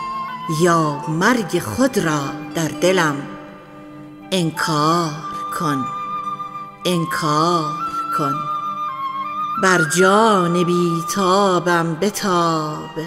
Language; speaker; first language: Persian; native; Persian